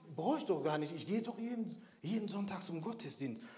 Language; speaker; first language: German; non-native, fluent; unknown